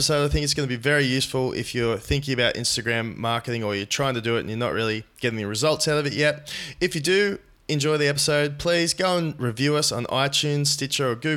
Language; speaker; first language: English; native; English